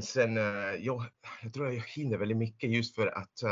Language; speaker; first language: Swedish; non-native, fluent; Spanish